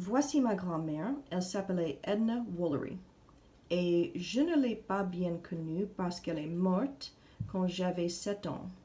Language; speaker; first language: French; non-native, fluent; English